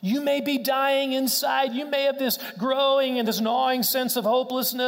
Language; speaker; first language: English; native; English